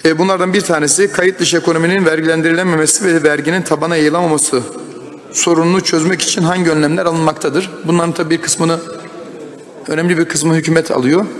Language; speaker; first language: Turkish; native; Turkish